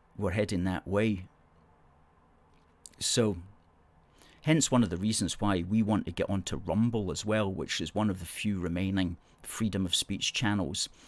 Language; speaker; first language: English; native; English